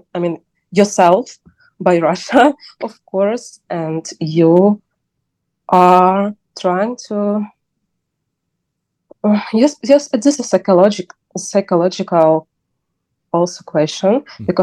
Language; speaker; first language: English; non-native, learner; Ukrainian